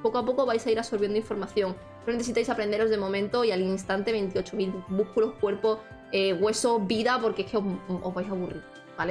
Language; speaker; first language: Spanish; native; Spanish